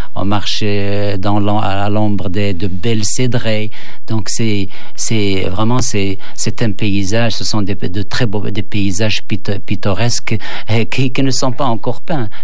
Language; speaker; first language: French; non-native, local second language; Berber languages